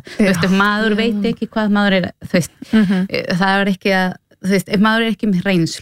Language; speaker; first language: Icelandic; non-native, learner; Spanish